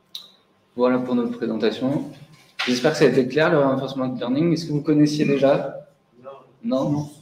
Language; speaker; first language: French; native; French